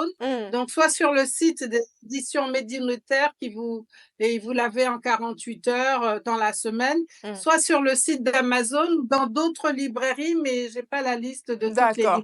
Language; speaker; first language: French; native; French